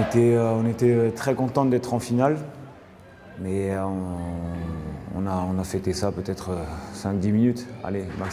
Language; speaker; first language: French; native; French